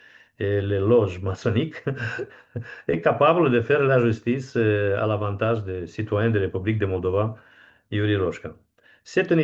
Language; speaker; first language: French; non-native, fluent; Romanian